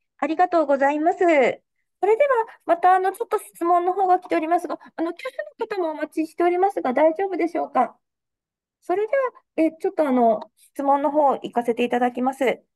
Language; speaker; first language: Japanese; native; Japanese